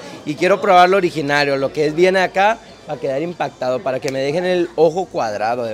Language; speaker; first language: Spanish; native; Spanish